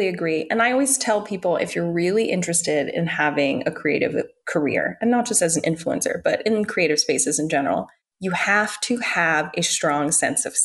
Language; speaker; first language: English; native; English